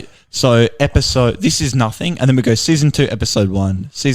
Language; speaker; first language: English; native; English